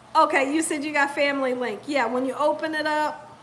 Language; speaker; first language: English; native; English